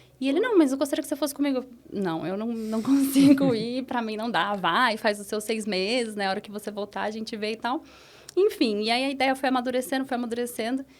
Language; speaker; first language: Portuguese; native; Portuguese